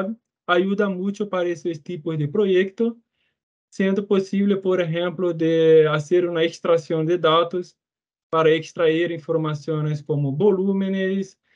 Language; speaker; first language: Spanish; non-native, fluent; Portuguese